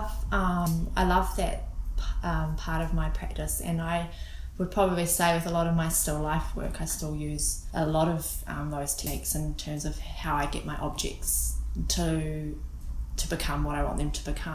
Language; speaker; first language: English; native; English